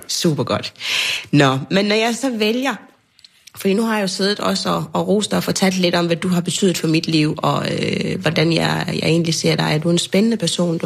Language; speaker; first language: Danish; early bilingual, other home language; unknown